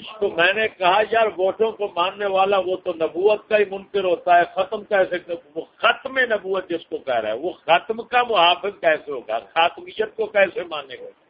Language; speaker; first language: Urdu; native; Urdu